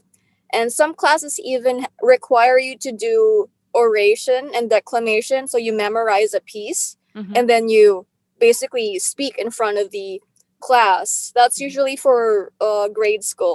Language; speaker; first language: English; non-native, local second language; Filipino